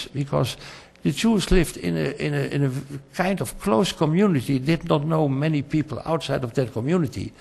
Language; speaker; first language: English; non-native, fluent; Dutch